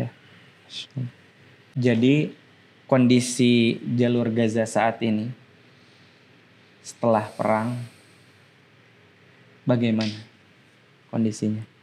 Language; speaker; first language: Indonesian; non-native, local second language; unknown